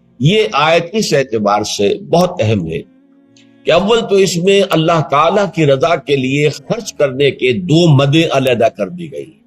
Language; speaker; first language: Urdu; native; Urdu